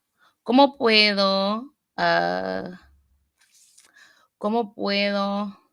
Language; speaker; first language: Spanish; non-native, learner; English